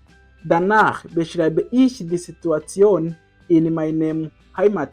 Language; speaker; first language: German; non-native, learner; Kinyarwanda